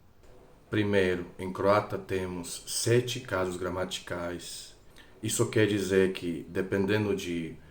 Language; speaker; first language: Portuguese; non-native, fluent; Croatian